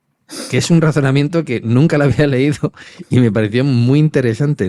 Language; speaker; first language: Spanish; native; Spanish